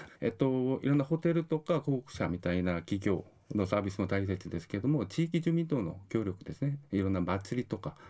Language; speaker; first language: Japanese; non-native, fluent; Korean